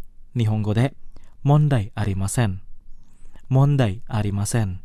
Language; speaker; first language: Japanese; non-native, fluent; Indonesian